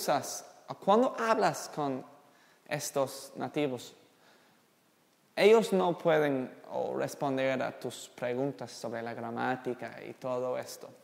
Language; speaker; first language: Spanish; non-native, fluent; English